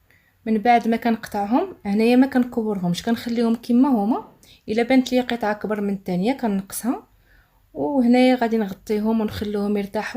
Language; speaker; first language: Arabic; native; Arabic